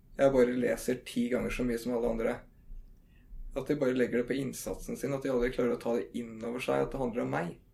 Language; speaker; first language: Norwegian; native; Norwegian